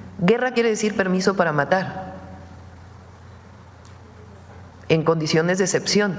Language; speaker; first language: Spanish; native; Spanish